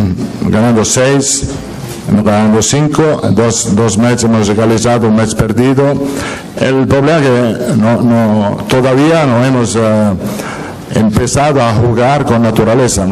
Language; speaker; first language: Spanish; non-native, fluent; Italian